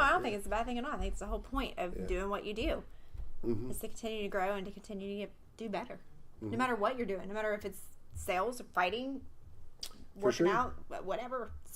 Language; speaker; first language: English; native; English